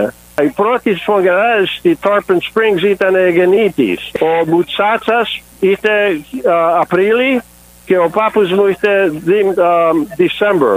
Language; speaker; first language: Greek; early bilingual, heritage; English